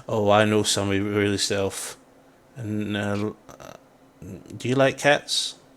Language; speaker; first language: English; native; English